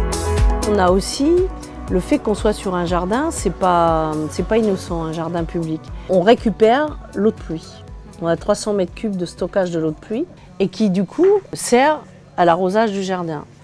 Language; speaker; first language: French; native; French